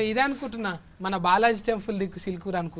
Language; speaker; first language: Telugu; native; Telugu